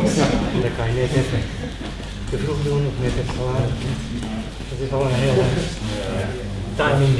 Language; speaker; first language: Dutch; native; Dutch